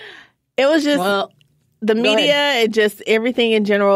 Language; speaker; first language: English; native; English